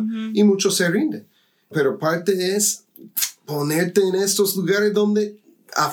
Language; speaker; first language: Spanish; non-native, fluent; English